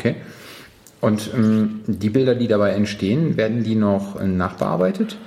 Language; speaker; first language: German; native; German